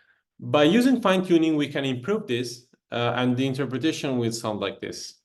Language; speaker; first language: English; non-native, fluent; Italian